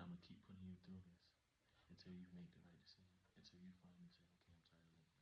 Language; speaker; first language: English; native; English